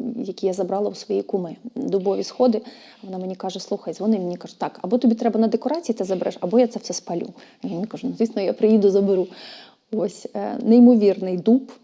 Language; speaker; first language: Ukrainian; native; Ukrainian